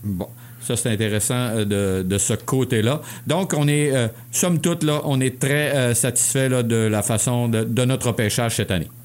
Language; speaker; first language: French; native; French